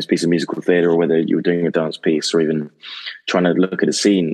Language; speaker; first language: English; native; English